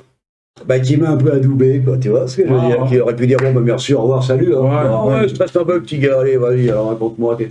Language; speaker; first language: French; native; French